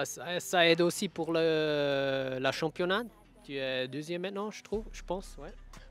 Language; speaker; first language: French; non-native, local second language; German